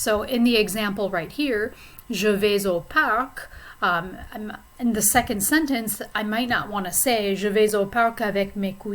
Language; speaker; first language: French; non-native, fluent; English